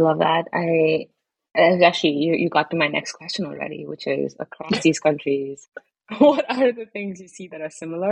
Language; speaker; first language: English; non-native, local second language; Hindi